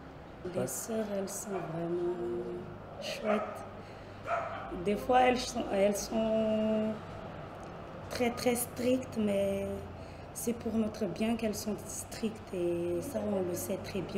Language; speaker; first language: French; non-native, local second language; Malagasy